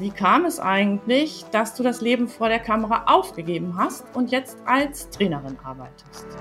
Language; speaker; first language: German; native; German